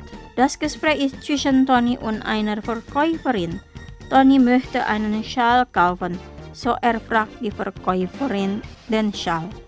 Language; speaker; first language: German; non-native, fluent; Indonesian